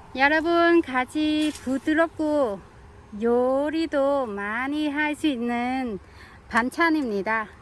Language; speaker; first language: Korean; non-native, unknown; Vietnamese